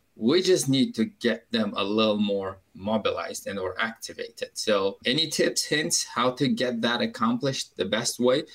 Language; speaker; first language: English; non-native, fluent; Uzbek